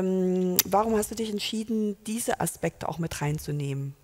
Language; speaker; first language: German; native; German